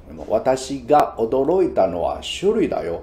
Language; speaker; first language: Japanese; non-native, fluent; Chinese